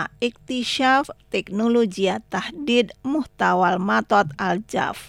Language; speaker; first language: Arabic; non-native, fluent; Indonesian